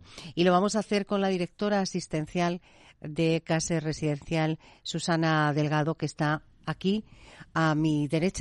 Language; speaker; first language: Spanish; native; Spanish